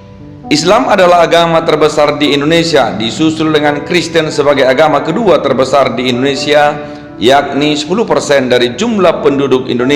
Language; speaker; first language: Indonesian; native; Indonesian